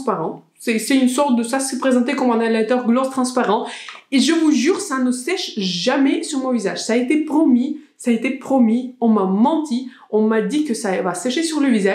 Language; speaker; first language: French; native; French